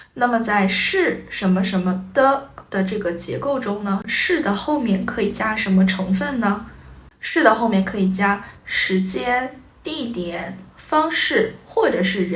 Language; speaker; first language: Chinese; native; Chinese